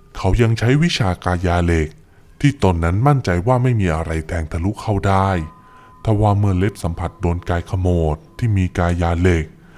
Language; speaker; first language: Thai; native; Thai